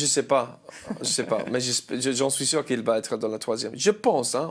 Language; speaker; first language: French; non-native, learner; English